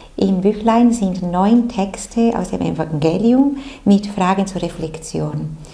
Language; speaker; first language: German; non-native, fluent; Portuguese